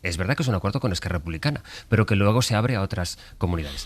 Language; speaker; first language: Spanish; native; Spanish